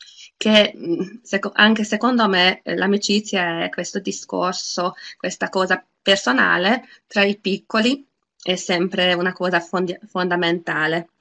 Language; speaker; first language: Italian; non-native, fluent; Hungarian